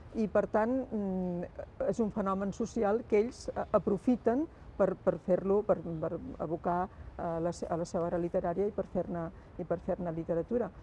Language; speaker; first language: Catalan; native; Catalan